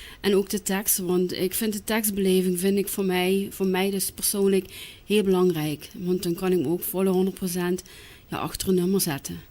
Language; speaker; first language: Dutch; native; Dutch